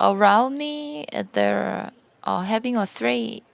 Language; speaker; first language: English; non-native, learner; Korean